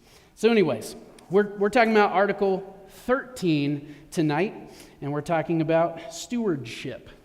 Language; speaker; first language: English; native; English